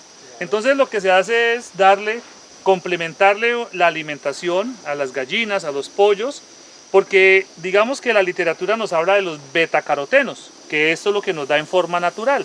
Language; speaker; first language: Spanish; native; Spanish